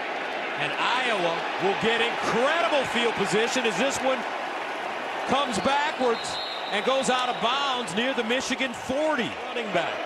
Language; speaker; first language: English; native; English